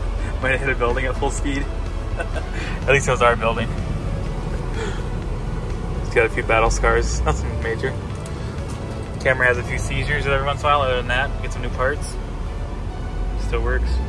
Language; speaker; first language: English; native; English